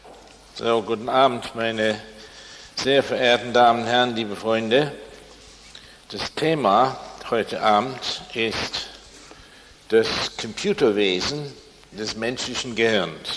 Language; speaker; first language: German; non-native, fluent; English